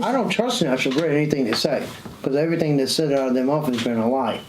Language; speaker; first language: English; native; English